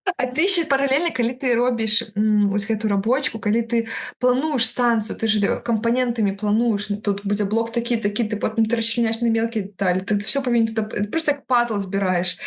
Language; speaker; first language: Belarusian; native; Belarusian